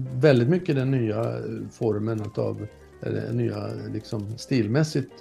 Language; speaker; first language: Swedish; native; Swedish